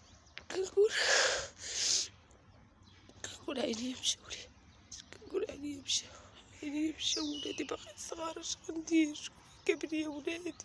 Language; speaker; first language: Arabic; native; Arabic